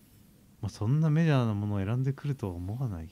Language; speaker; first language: Japanese; native; Japanese